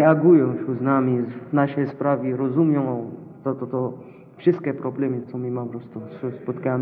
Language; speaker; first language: Polish; non-native, learner; Arabic